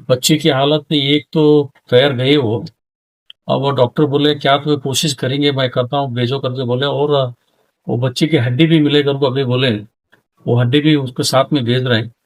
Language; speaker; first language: Hindi; non-native, local second language; Kannada